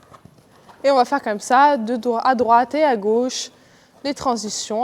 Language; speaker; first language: French; native; French